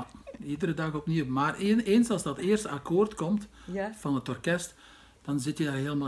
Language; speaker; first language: Dutch; native; Dutch